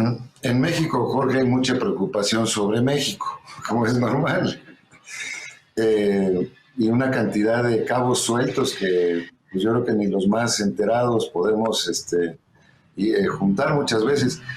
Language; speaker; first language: Spanish; native; Spanish